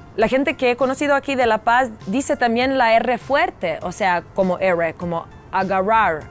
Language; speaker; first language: Spanish; non-native, fluent; Serbian